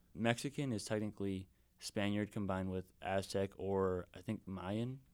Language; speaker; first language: English; early bilingual, other home language; Spanish